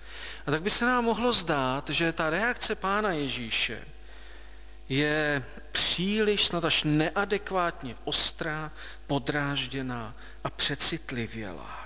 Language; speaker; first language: Czech; native; Czech